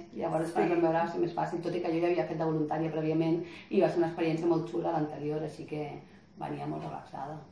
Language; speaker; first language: Catalan; native; Catalan